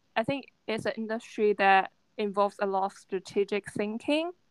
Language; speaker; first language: English; non-native, fluent; Chinese